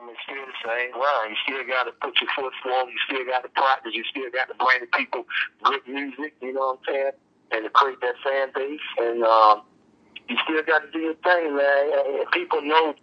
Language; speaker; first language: English; native; English